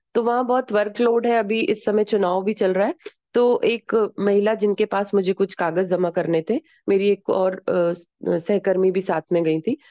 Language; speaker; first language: Hindi; native; Hindi